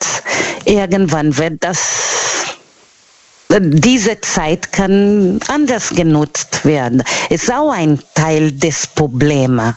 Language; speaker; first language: German; non-native, fluent; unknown